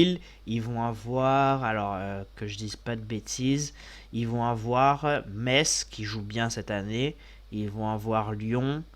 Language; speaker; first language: French; native; French